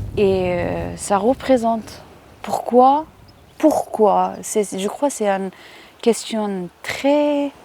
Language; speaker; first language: French; non-native, fluent; Persian